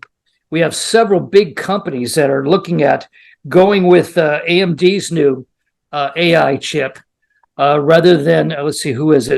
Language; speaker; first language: English; native; English